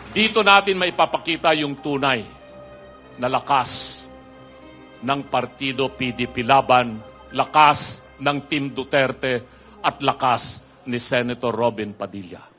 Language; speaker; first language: Filipino; non-native, local second language; Iloko